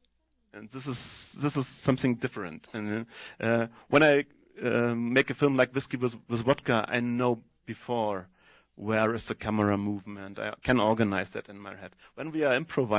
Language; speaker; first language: English; non-native, fluent; German